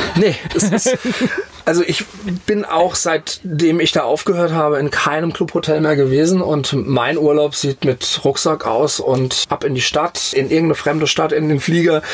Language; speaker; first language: German; native; German